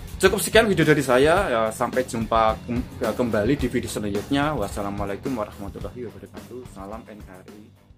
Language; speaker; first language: Indonesian; native; Indonesian